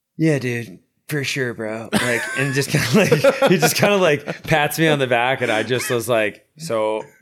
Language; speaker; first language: English; native; English